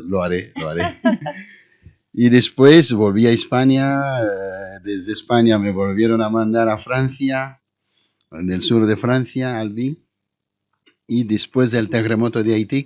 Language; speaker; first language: Spanish; non-native, fluent; Haitian Creole